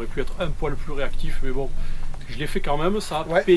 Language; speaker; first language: French; native; French